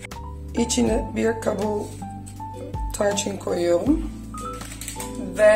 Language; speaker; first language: Turkish; early bilingual, heritage; Dutch